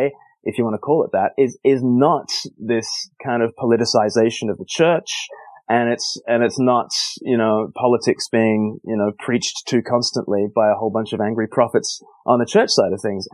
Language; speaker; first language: English; native; English